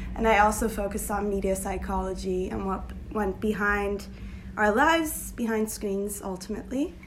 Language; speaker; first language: English; non-native, fluent; Turkish